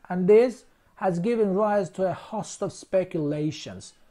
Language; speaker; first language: English; non-native, fluent; Azerbaijani